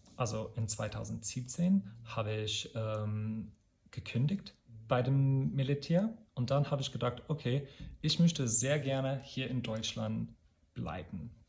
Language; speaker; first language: German; non-native, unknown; English